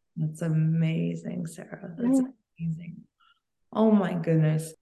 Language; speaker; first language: English; early bilingual, other home language; Albanian